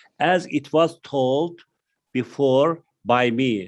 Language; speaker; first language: English; non-native, fluent; Turkish